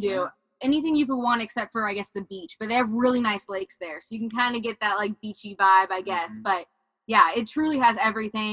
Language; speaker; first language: English; native; English